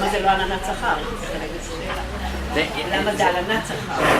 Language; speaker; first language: Hebrew; non-native, learner; English